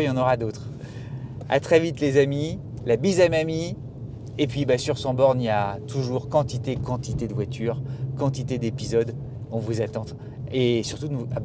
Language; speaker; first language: French; native; French